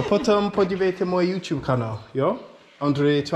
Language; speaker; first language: Czech; non-native, learner; English